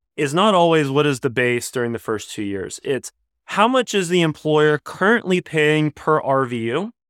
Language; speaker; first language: English; native; English